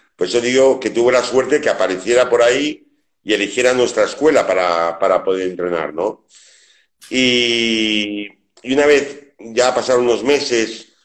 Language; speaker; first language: Spanish; native; Spanish